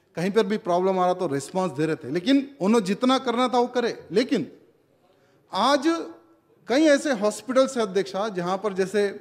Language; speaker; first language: Hindi; non-native, local second language; Telugu